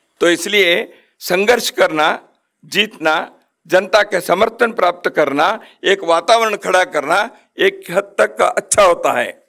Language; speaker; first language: Hindi; non-native, local second language; Kannada